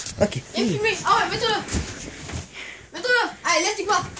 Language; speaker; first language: French; native; French